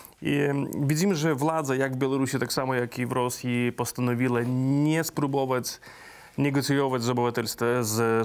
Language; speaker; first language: Polish; non-native, fluent; Belarusian